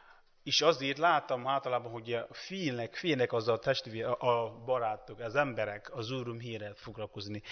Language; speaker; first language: Hungarian; non-native, learner; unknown